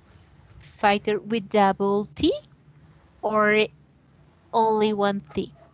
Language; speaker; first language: English; non-native, learner; Spanish